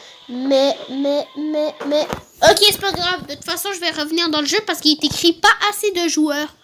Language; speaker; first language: French; native; French